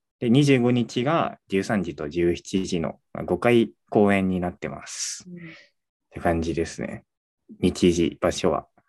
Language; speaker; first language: Japanese; native; Japanese